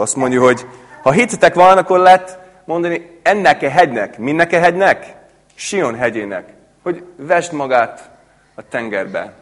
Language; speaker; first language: Hungarian; non-native, fluent; English